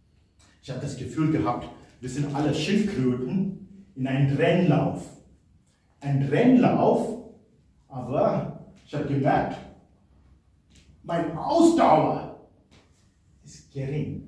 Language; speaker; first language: German; non-native, fluent; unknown